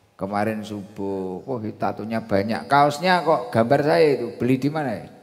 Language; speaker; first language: Indonesian; native; Indonesian